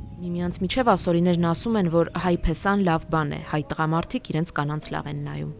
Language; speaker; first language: Armenian; native; Armenian